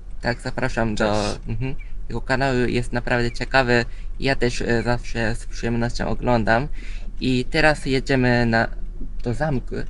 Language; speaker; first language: Polish; non-native, fluent; Japanese